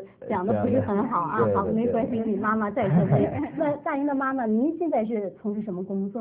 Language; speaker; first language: Chinese; native; Chinese